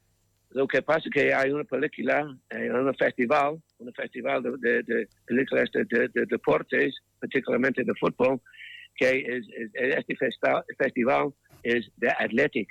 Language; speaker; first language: Spanish; non-native, learner; English